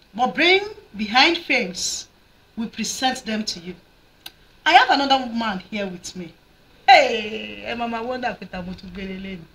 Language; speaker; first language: English; non-native, local second language; Yoruba